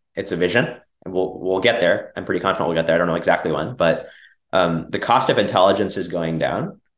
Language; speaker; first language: English; native; English